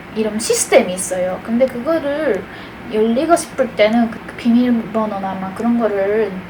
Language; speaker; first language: Korean; non-native, fluent; Japanese